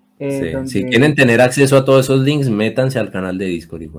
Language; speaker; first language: Spanish; native; Spanish